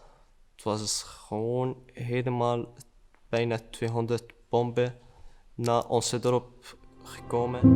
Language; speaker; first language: Dutch; early bilingual, other home language; Arabic